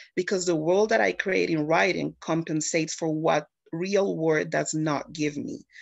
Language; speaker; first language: English; non-native, fluent; Spanish